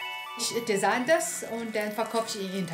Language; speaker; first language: German; non-native, learner; Chinese